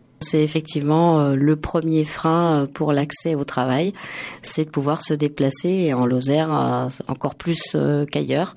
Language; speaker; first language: French; native; French